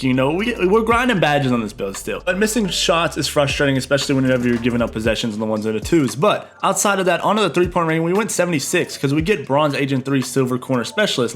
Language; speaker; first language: English; native; English